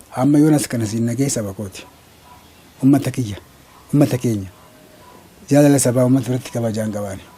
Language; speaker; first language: Oromo; native; Oromo